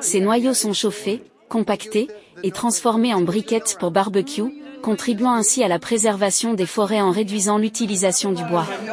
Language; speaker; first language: French; native; French